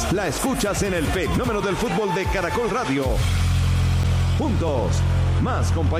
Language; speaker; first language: Spanish; native; Spanish